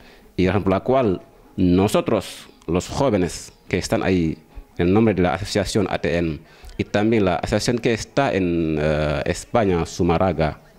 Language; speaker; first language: Spanish; non-native, fluent; Wolof